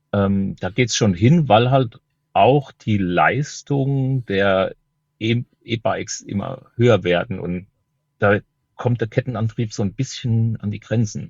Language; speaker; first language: German; native; German